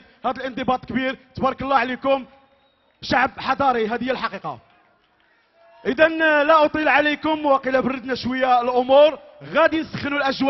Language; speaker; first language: Arabic; native; Arabic